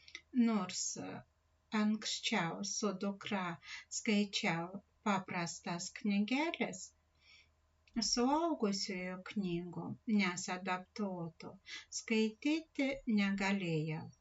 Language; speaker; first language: Lithuanian; non-native, learner; Russian